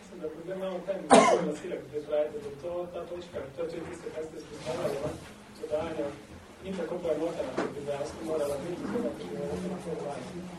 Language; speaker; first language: Slovenian; native; Slovenian